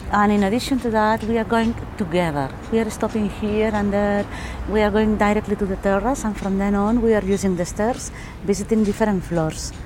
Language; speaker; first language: English; non-native, fluent; German